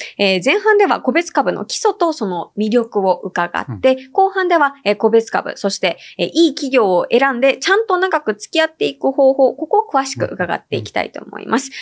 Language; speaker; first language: Japanese; native; Japanese